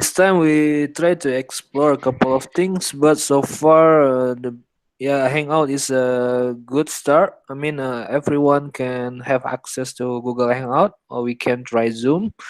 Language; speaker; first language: English; non-native, learner; Indonesian